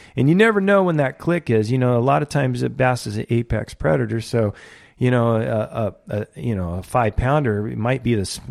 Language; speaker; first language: English; native; English